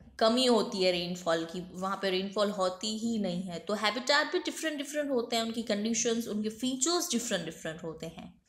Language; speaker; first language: Hindi; non-native, local second language; Gujarati